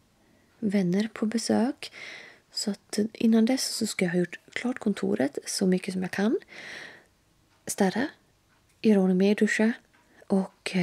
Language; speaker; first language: Swedish; native; Swedish